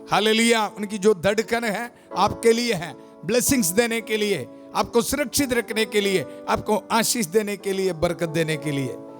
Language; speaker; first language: Hindi; non-native, local second language; Malayalam